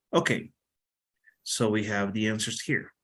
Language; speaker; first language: English; non-native, fluent; Spanish